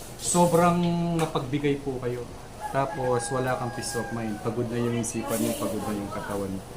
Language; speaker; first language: Filipino; non-native, local second language; Pampanga